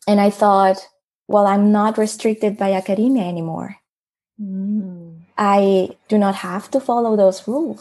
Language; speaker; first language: English; non-native, fluent; Spanish